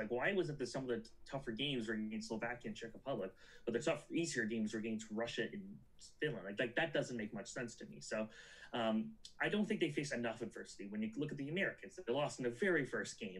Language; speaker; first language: English; native; English